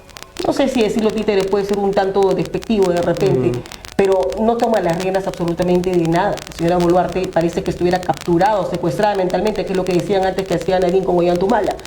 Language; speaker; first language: Spanish; native; Spanish